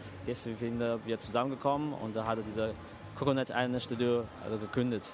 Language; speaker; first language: German; non-native, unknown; Chinese